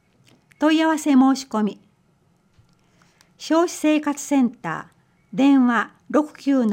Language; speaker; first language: Japanese; native; Japanese